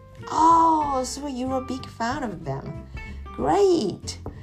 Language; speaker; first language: English; non-native, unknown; Japanese